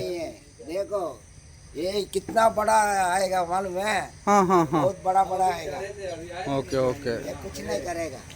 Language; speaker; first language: Hindi; non-native, local second language; Tamil